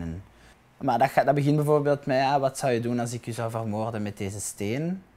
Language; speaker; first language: Dutch; native; Dutch